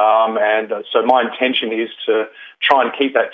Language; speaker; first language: English; native; English